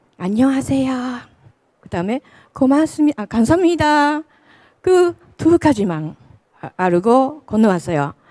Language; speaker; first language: Korean; non-native, fluent; Japanese